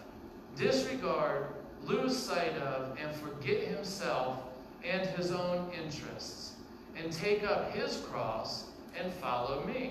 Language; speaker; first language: English; native; English